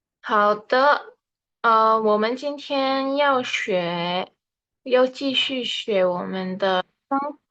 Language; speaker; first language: Chinese; non-native, fluent; Indonesian